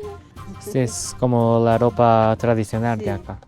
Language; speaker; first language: Spanish; non-native, learner; Japanese